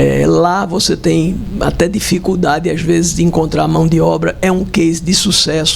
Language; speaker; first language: Portuguese; native; Portuguese